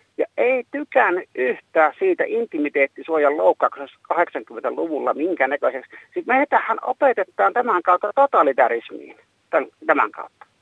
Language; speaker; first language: Finnish; native; Finnish